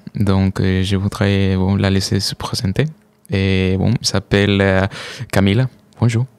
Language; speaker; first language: French; non-native, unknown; Spanish